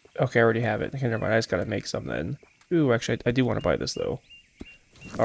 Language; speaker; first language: English; native; English